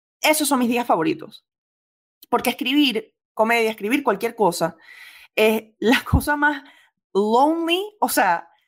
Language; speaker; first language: Spanish; native; Spanish